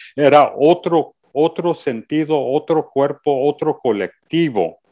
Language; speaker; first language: Spanish; early bilingual, heritage; Spanish